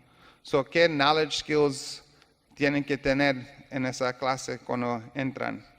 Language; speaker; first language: Spanish; non-native, learner; English